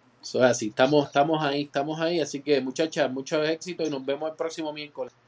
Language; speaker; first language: Spanish; native; Spanish